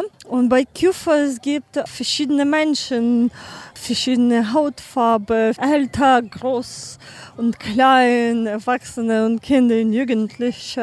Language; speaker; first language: German; non-native, learner; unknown